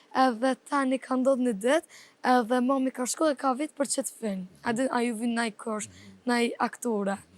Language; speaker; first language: Albanian; non-native, fluent; Turkish